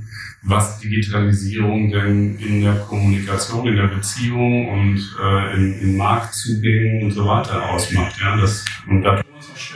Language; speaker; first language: German; native; German